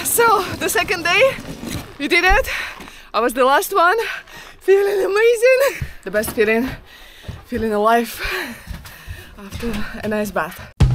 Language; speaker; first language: English; non-native, fluent; Russian